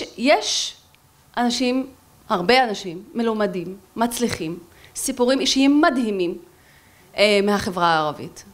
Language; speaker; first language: Hebrew; non-native, local second language; Arabic